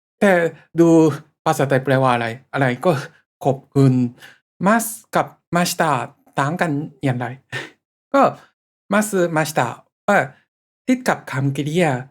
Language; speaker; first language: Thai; non-native, fluent; Japanese